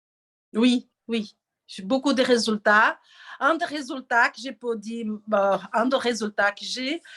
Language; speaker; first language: French; non-native, learner; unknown